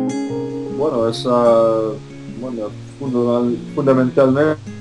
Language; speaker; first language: Spanish; non-native, fluent; English